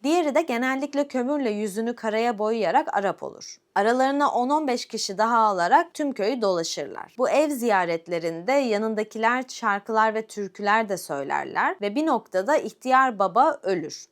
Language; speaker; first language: Turkish; native; Turkish